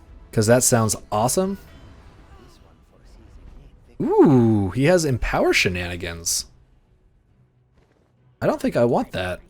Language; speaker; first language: English; native; English